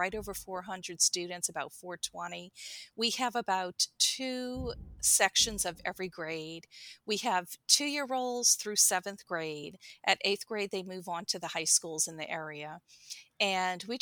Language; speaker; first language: English; native; English